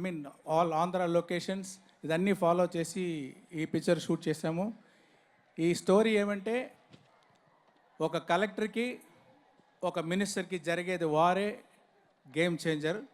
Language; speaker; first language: Telugu; non-native, fluent; Tamil